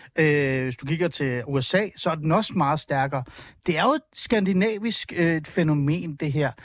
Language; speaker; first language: Danish; early bilingual, other home language; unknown